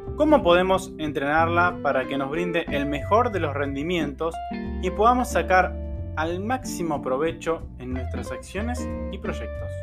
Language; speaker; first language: Spanish; native; Spanish